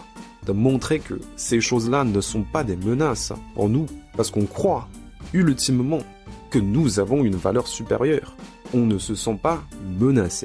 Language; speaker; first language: French; native; French